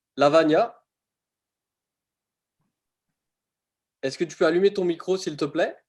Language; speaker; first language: French; native; French